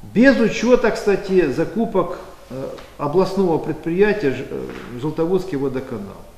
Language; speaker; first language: Russian; native; Russian